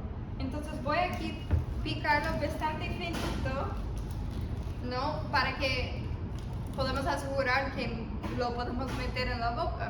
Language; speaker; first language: Spanish; early bilingual, heritage; Spanish